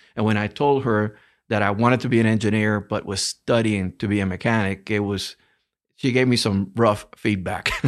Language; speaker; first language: English; early bilingual, other home language; Spanish